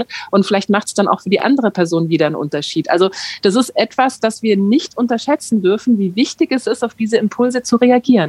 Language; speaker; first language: German; native; German